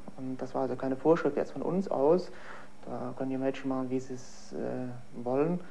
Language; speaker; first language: German; native; German